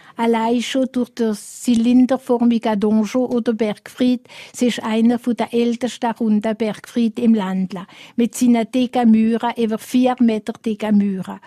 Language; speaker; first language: German; non-native, local second language; Swiss German